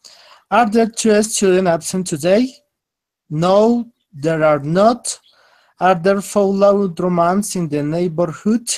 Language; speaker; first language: English; non-native, learner; Spanish